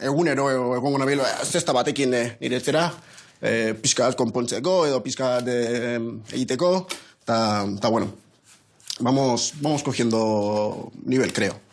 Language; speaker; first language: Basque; non-native, learner; Spanish